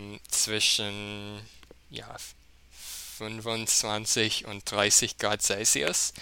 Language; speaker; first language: German; non-native, fluent; English